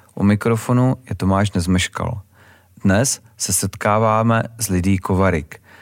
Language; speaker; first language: Czech; native; Czech